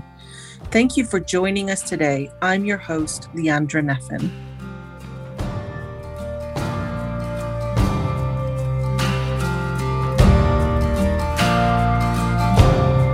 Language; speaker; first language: English; native; English